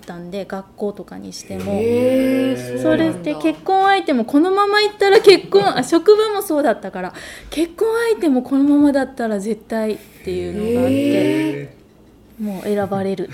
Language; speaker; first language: Japanese; native; Japanese